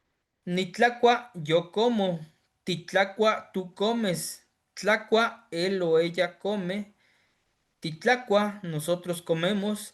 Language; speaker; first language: Spanish; native; Spanish